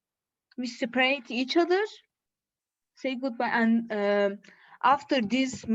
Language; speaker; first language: English; non-native, learner; Turkish